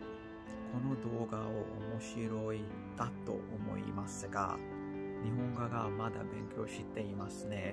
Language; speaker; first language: Japanese; non-native, learner; English